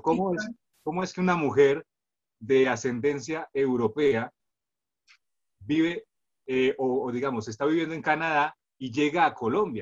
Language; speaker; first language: Spanish; native; Spanish